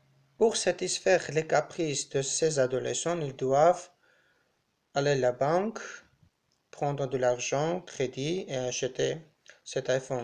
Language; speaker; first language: French; non-native, learner; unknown